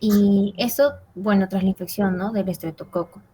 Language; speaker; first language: Spanish; native; Spanish